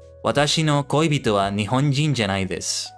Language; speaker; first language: Japanese; non-native, learner; English